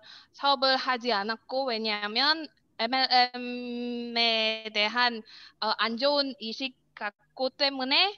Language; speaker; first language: Korean; non-native, learner; Indonesian